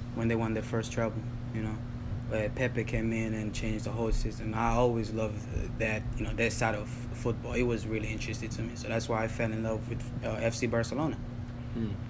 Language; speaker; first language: English; early bilingual, other home language; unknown